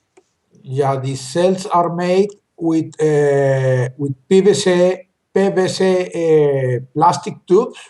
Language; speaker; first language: English; non-native, learner; Spanish